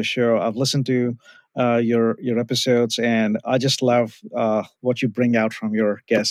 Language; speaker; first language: English; non-native, local second language; Hindi